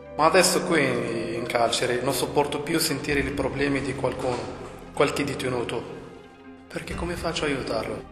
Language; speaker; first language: Italian; non-native, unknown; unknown